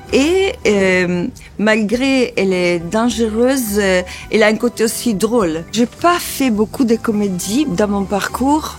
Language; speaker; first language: French; non-native, fluent; Italian